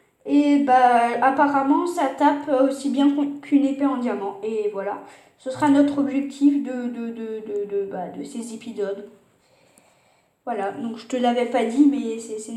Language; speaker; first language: French; native; French